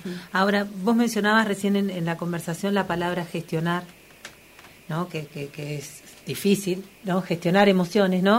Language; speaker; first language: Spanish; native; Spanish